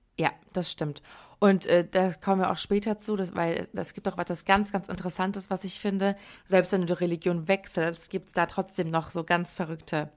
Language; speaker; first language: German; early bilingual, other home language; Persian